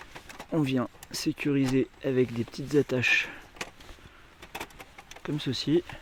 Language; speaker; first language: French; native; French